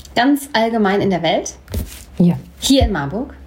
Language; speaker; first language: German; native; German